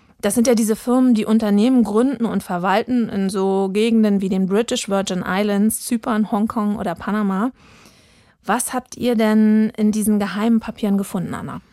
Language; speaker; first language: German; native; German